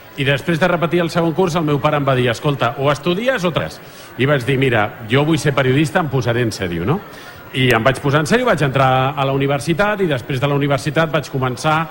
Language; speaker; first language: Catalan; native; Catalan